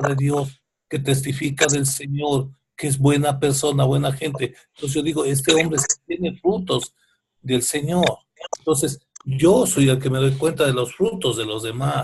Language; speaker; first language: Spanish; native; Spanish